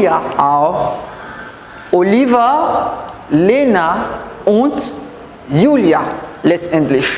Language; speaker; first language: German; non-native, fluent; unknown